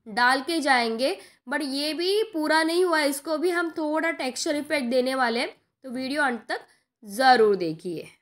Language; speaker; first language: Hindi; non-native, local second language; Marathi